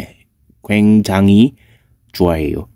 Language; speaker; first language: Korean; non-native, fluent; Filipino